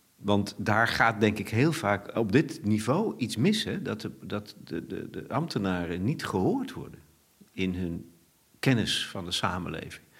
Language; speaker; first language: Dutch; native; Dutch